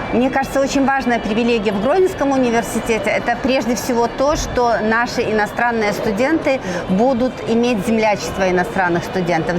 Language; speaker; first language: Russian; native; Russian